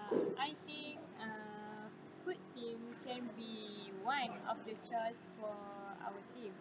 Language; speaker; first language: English; non-native, local second language; Malay